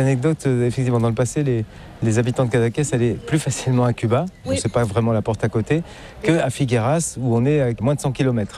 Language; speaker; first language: French; native; French